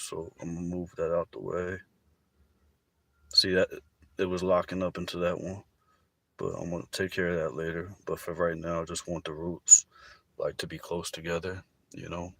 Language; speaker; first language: English; native; English